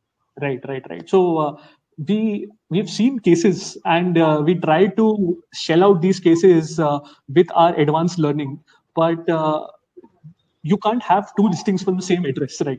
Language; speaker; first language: English; non-native, local second language; Hindi